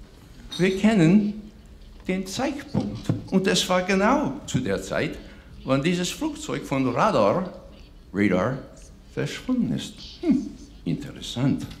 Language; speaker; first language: German; non-native, fluent; English